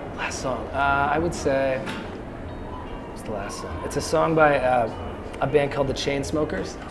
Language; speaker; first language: English; native; English